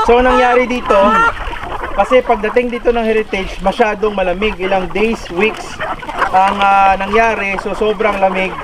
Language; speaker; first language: Filipino; native; Filipino